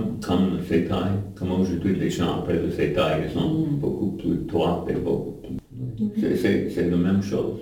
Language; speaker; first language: French; non-native, fluent; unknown